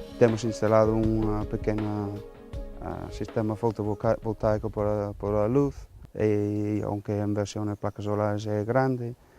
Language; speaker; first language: Galician; non-native, fluent; English